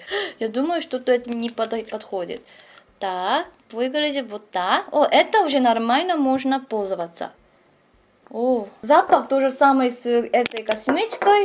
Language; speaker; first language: Russian; non-native, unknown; Korean